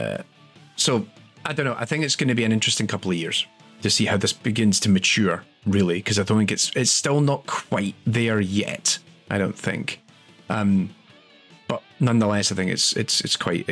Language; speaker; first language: English; native; English